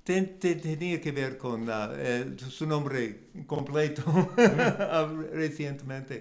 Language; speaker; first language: Spanish; non-native, learner; English